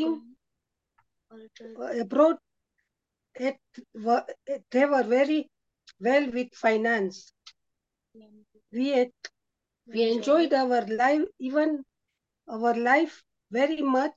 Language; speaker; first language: English; non-native, local second language; Gujarati